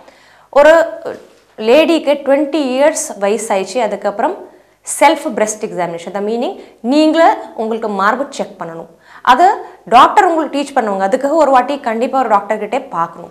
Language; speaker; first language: Tamil; non-native, fluent; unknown